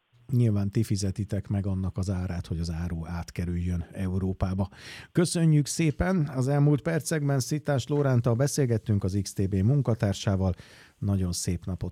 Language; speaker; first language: Hungarian; native; Hungarian